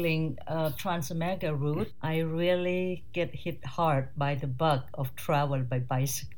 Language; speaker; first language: English; non-native, fluent; Thai